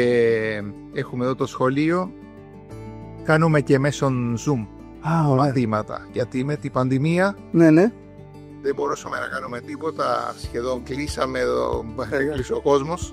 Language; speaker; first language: Greek; early bilingual, heritage; Greek